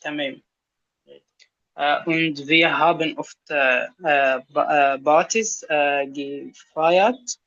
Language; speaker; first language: German; non-native, learner; Arabic